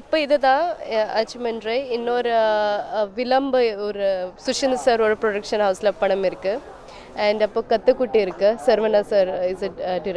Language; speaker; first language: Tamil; non-native, learner; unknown